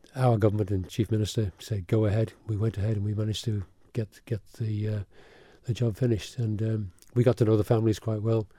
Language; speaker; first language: English; early bilingual, other home language; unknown